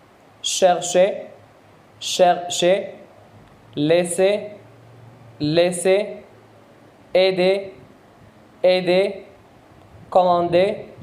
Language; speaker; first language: French; non-native, fluent; Arabic